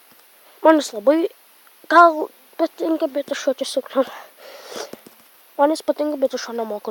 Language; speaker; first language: Lithuanian; native; Lithuanian